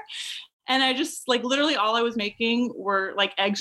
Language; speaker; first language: English; native; English